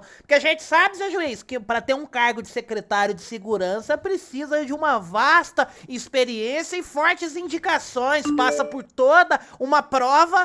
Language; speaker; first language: Portuguese; native; Portuguese